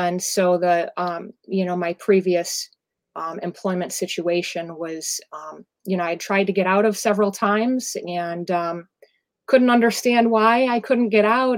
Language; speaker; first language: English; native; English